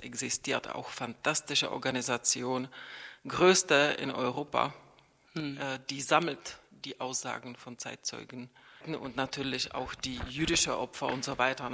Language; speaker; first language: German; non-native, fluent; Czech